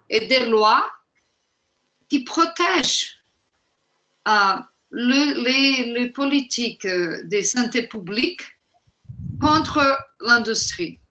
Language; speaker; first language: French; non-native, fluent; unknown